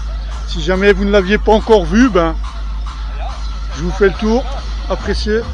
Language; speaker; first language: French; native; French